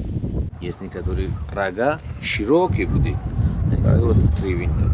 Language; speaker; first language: Russian; non-native, local second language; Tajik